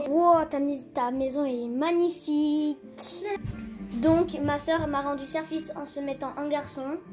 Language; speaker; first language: French; native; French